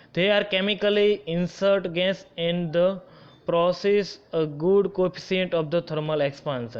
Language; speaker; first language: English; non-native, local second language; Gujarati